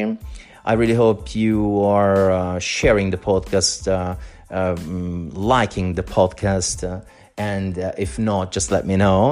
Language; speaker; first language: English; non-native, fluent; Italian